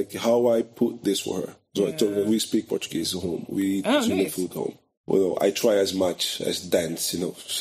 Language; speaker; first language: English; non-native, fluent; Portuguese